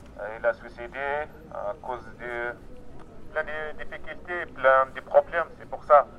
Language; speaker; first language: French; non-native, learner; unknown